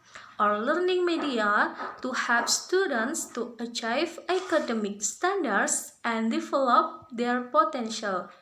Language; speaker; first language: English; non-native, learner; Indonesian